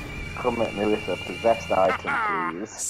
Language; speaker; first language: English; native; English